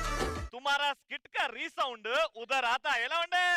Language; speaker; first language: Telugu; native; Telugu